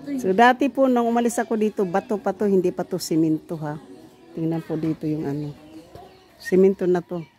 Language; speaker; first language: Filipino; non-native, local second language; Cebuano